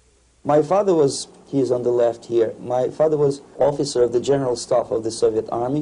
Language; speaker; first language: English; non-native, fluent; Russian